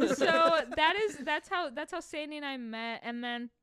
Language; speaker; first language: English; early bilingual, other home language; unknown